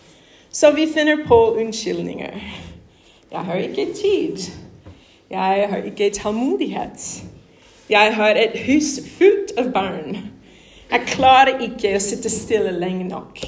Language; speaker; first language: Norwegian; non-native, fluent; English